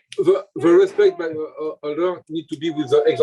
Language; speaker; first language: English; non-native, learner; French